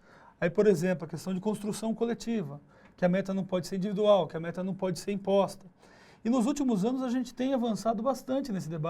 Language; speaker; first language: Portuguese; native; Portuguese